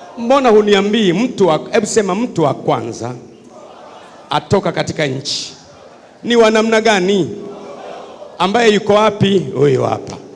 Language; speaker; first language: Swahili; native; Swahili